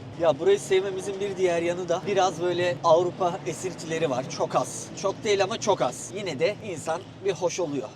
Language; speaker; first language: Turkish; native; Turkish